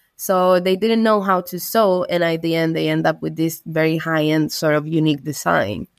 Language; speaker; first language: English; non-native, fluent; Spanish